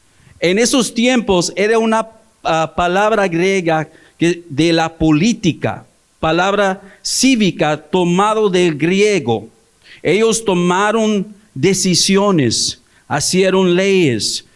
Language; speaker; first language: Spanish; early bilingual, heritage; English